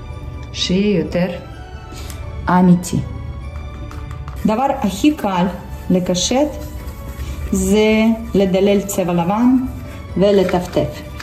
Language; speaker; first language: Hebrew; non-native, fluent; Russian